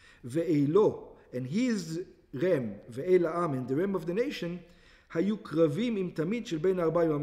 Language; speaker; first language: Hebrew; non-native, fluent; English